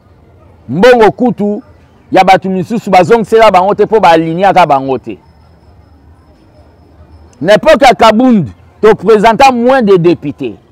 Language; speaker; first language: French; non-native, local second language; Lingala